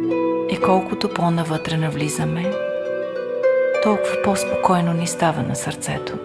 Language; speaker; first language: Bulgarian; native; Bulgarian